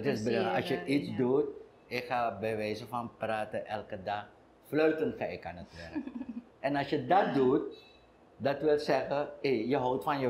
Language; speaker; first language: Dutch; non-native, local second language; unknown